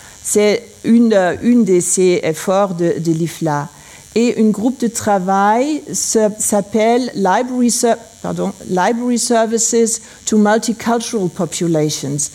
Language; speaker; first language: French; non-native, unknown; German